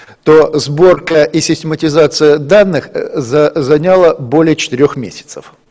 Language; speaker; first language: Russian; native; Russian